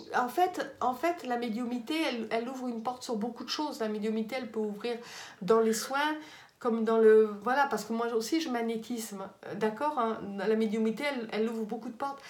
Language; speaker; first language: French; native; French